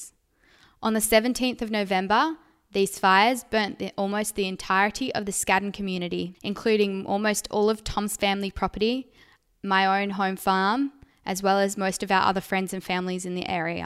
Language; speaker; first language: English; native; English